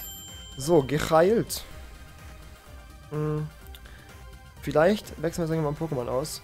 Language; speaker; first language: German; native; German